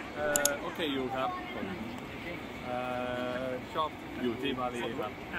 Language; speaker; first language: Thai; non-native, learner; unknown